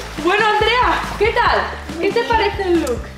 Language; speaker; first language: Spanish; native; Spanish